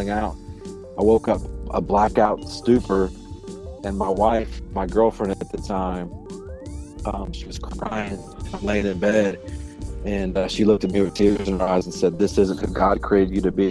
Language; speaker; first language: English; native; English